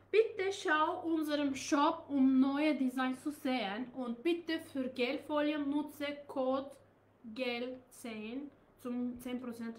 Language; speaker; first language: German; non-native, learner; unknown